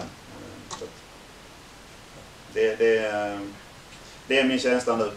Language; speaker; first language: Swedish; native; Swedish